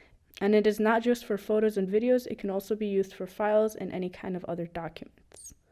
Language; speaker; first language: English; native; English